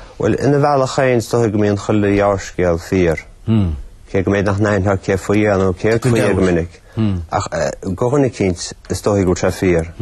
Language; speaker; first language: Irish; native; Irish